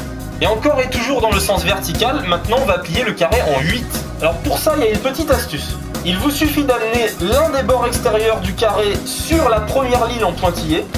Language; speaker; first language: French; native; French